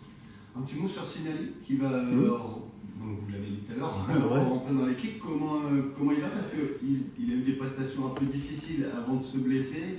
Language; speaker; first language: French; native; French